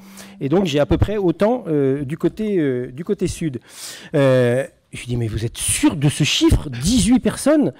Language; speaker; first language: French; native; French